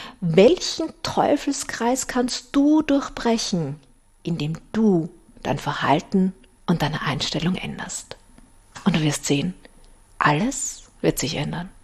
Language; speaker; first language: German; native; German